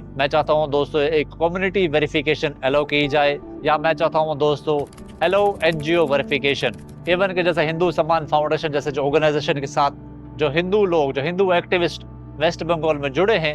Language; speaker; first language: Hindi; native; Hindi